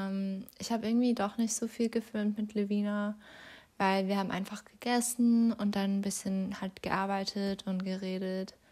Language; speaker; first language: German; non-native, fluent; English